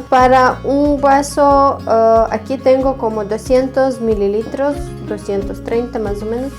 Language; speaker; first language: Spanish; non-native, fluent; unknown